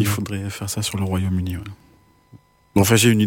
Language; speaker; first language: French; native; French